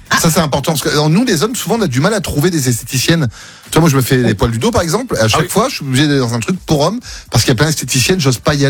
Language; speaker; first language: French; native; French